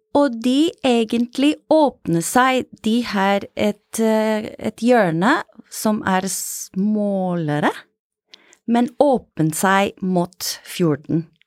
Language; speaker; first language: Norwegian; non-native, fluent; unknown